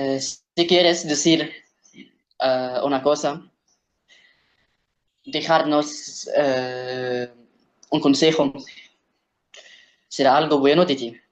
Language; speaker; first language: Spanish; non-native, learner; Arabic